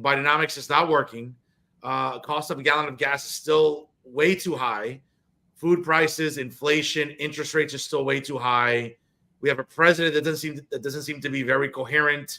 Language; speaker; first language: English; native; English